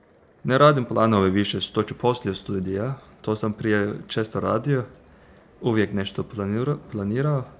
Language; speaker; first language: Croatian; non-native, fluent; Turkish